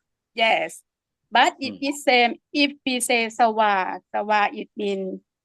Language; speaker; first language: English; non-native, learner; Thai